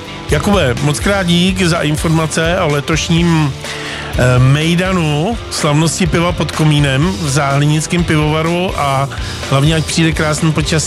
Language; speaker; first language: Czech; native; Czech